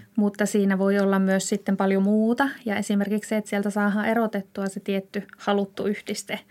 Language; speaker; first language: Finnish; native; Finnish